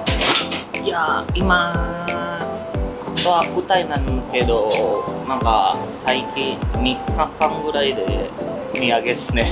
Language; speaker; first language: Japanese; non-native, fluent; Indonesian